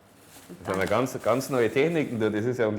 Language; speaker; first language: German; native; German